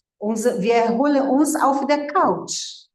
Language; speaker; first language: German; non-native, fluent; Portuguese